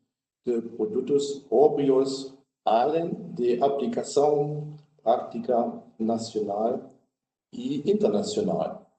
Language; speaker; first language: Portuguese; non-native, learner; German